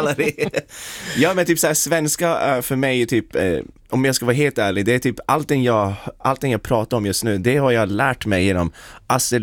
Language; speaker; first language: Swedish; non-native, local second language; English